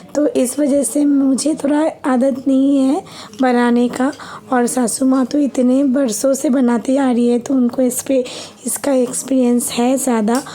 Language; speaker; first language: Hindi; non-native, local second language; Bangla